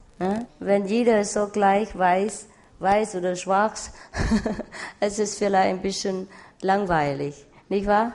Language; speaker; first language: German; non-native, learner; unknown